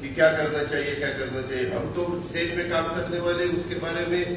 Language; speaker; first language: Hindi; non-native, local second language; Marathi